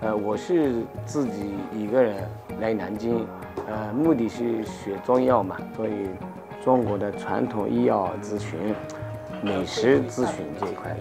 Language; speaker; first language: Chinese; non-native, fluent; Japanese